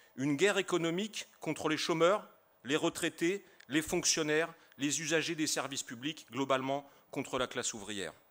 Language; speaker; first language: French; native; French